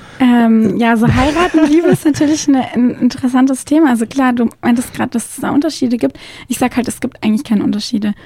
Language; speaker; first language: German; native; German